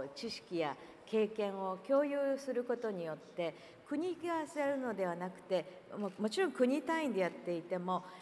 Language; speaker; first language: Japanese; native; Japanese